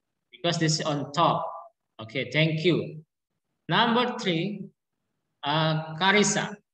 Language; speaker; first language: English; non-native, learner; Indonesian